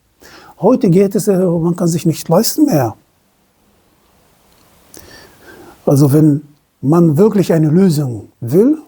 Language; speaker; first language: German; non-native, fluent; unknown